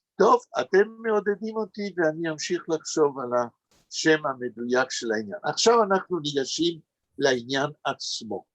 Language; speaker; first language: Hebrew; native; Hebrew